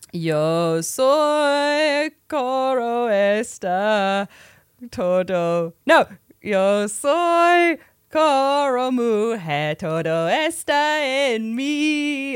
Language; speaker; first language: Spanish; non-native, learner; English